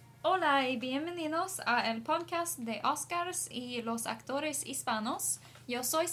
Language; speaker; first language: Spanish; non-native, learner; English